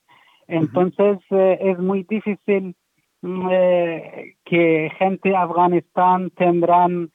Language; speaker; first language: Spanish; non-native, learner; Persian